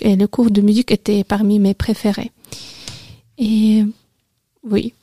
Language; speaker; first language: French; non-native, learner; Russian